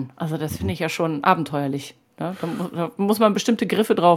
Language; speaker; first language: German; native; German